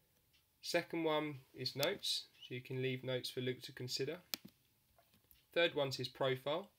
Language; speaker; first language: English; native; English